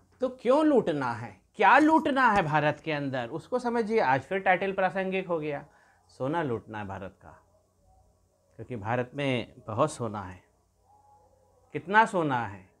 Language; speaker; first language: Hindi; native; Hindi